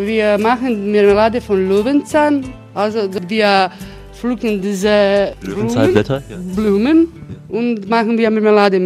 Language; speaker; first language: German; non-native, fluent; Croatian